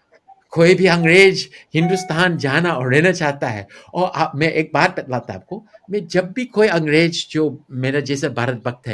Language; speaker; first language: Hindi; non-native, fluent; English